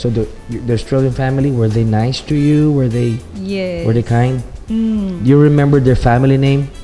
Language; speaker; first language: English; non-native, local second language; Filipino